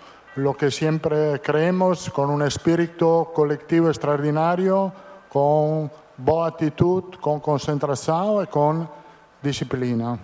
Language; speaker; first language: Portuguese; non-native, fluent; Italian